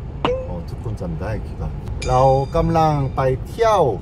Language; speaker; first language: Thai; non-native, learner; Korean